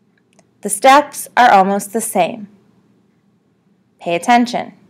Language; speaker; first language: English; native; English